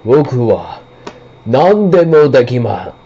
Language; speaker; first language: Japanese; non-native, learner; English